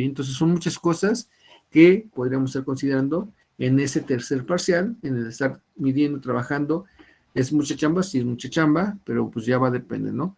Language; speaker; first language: Spanish; native; Spanish